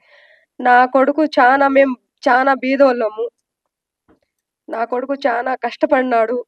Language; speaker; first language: Telugu; non-native, local second language; Lambadi